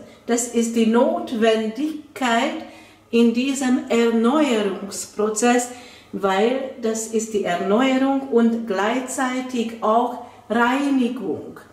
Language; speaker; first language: German; non-native, fluent; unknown